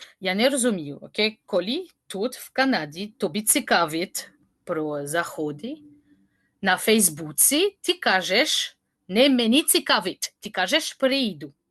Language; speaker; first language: Ukrainian; non-native, learner; French